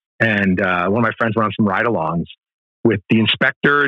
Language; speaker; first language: English; native; English